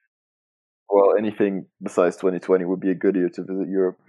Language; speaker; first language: English; non-native, fluent; Portuguese